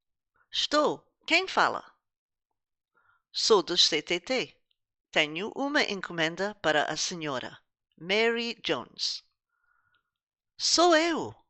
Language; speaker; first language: Portuguese; non-native, fluent; English